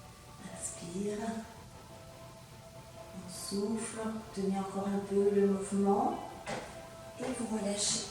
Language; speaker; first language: French; native; French